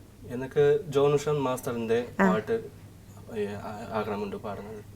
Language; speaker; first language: Malayalam; non-native, learner; Assamese